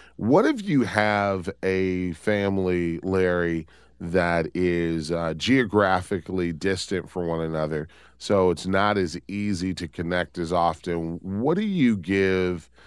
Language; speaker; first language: English; native; English